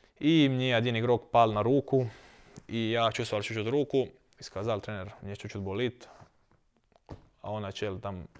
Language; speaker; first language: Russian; non-native, learner; Croatian